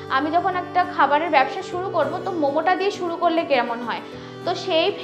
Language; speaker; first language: Bangla; native; Bangla